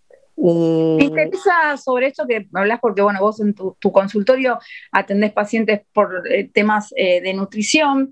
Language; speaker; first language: Spanish; native; Spanish